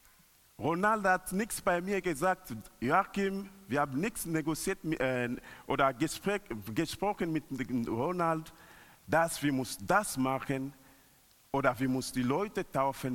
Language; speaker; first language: German; non-native, learner; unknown